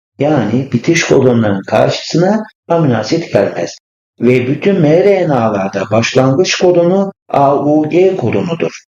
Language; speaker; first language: Turkish; native; Turkish